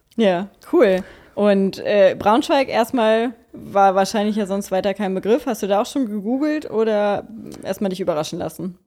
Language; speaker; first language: German; native; German